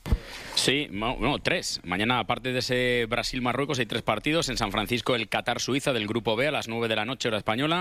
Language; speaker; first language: Spanish; native; Spanish